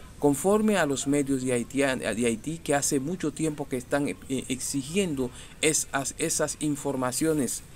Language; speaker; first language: Spanish; native; Spanish